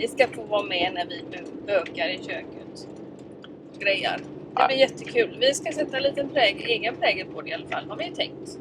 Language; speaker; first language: Swedish; native; Swedish